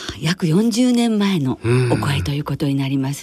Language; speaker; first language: Japanese; native; Japanese